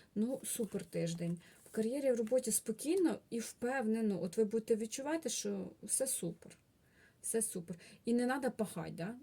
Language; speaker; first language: Ukrainian; non-native, local second language; Russian